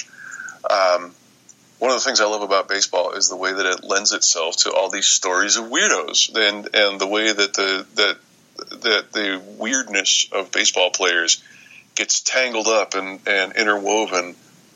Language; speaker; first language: English; native; English